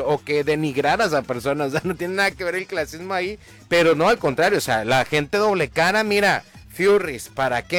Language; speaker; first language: Spanish; native; Spanish